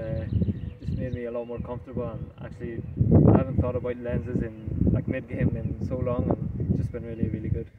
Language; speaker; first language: English; early bilingual, other home language; Spanish